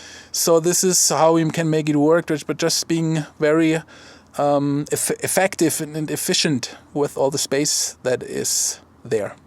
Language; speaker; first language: English; non-native, fluent; German